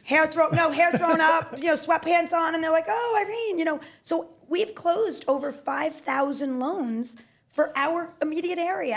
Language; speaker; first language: English; native; English